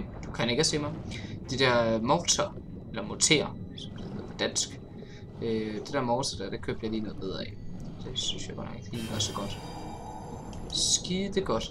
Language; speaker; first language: Danish; native; Danish